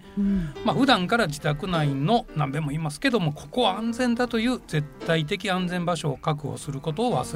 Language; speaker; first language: Japanese; native; Japanese